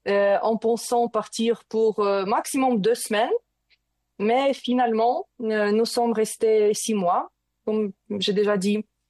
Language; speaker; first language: French; non-native, learner; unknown